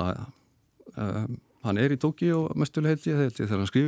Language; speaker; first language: Icelandic; native; Icelandic